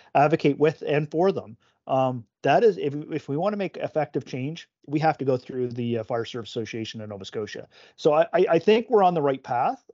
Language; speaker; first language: English; native; English